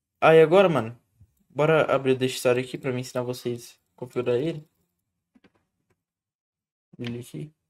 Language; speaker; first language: Portuguese; native; Portuguese